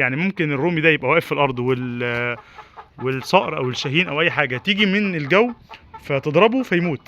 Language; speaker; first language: Arabic; native; Arabic